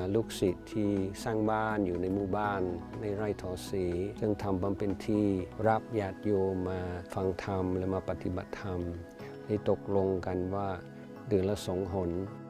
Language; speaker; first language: Thai; non-native, fluent; English